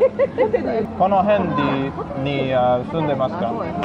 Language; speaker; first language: Japanese; non-native, learner; English